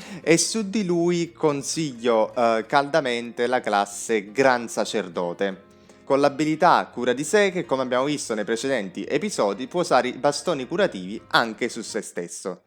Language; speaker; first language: Italian; native; Italian